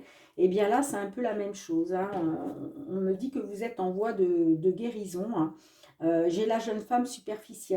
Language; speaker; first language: French; native; French